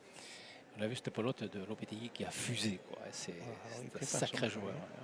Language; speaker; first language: French; native; French